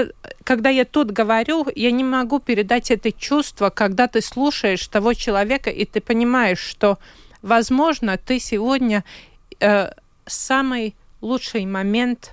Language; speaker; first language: Russian; non-native, local second language; Latvian